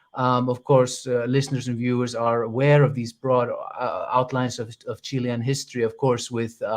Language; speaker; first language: English; non-native, fluent; Icelandic